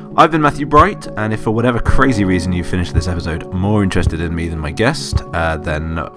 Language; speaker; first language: English; native; English